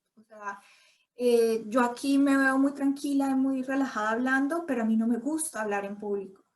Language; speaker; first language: Spanish; native; Spanish